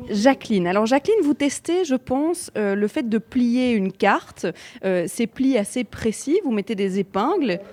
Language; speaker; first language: French; native; French